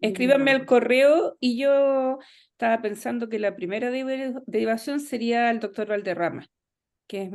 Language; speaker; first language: Spanish; native; Spanish